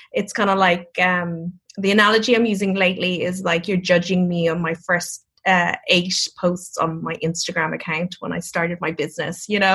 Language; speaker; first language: English; native; English